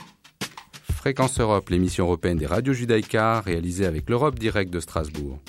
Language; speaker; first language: French; native; French